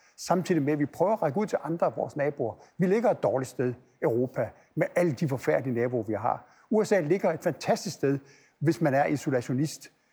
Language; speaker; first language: Danish; native; Danish